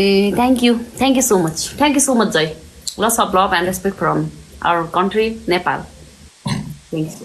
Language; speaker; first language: English; non-native, learner; Nepali